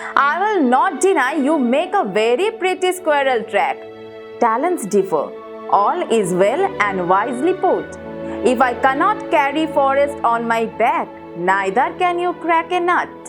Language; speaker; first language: English; non-native, local second language; Bangla